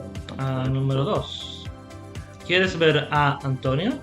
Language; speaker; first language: Spanish; non-native, fluent; English